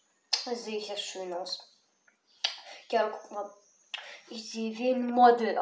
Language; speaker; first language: German; early bilingual, other home language; Russian